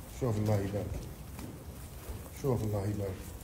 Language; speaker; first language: Arabic; native; Arabic